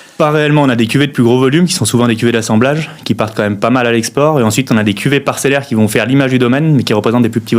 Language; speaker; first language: French; native; French